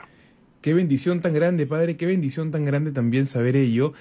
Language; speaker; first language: Spanish; native; Spanish